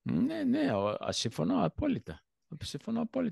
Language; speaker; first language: Greek; early bilingual, heritage; Greek